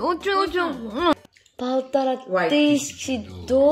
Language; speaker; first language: Russian; non-native, learner; Korean